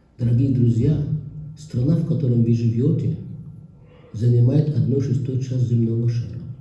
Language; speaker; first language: Russian; non-native, fluent; Arabic